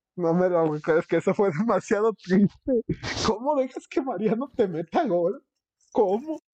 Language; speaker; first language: Spanish; early bilingual, heritage; Spanish